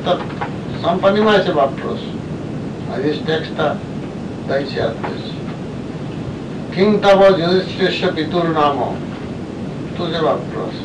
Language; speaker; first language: Russian; non-native, learner; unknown